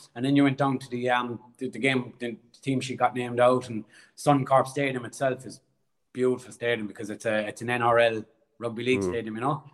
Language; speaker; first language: English; native; English